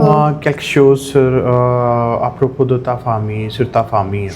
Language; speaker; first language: French; non-native, fluent; Hindi